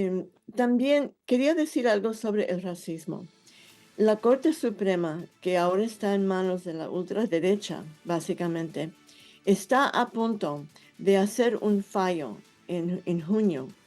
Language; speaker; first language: Spanish; non-native, fluent; English